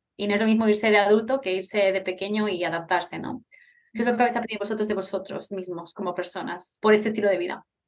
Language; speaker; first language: Spanish; native; Spanish